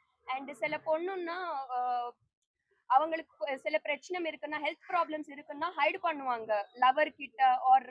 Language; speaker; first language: Tamil; non-native, fluent; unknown